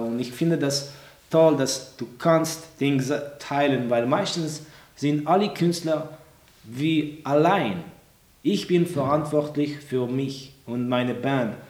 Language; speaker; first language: German; non-native, local second language; French